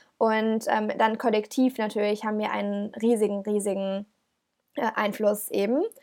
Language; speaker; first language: German; native; German